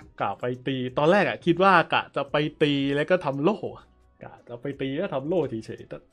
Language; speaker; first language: Thai; native; Thai